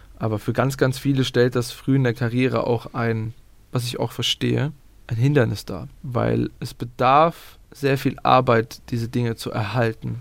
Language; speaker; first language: German; early bilingual, other home language; Bosnian